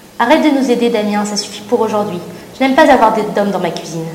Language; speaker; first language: French; native; French